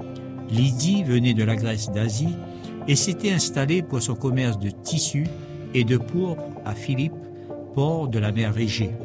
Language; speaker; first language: French; native; French